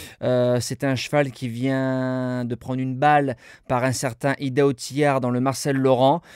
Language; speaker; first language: French; native; French